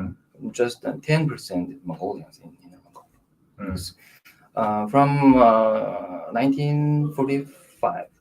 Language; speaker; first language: English; non-native, learner; Mongolian